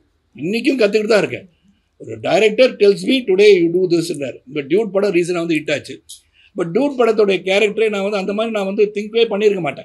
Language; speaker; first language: Tamil; native; Tamil